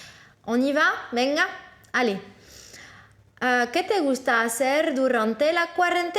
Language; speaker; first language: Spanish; non-native, fluent; French